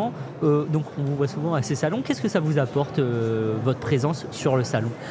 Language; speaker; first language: French; native; French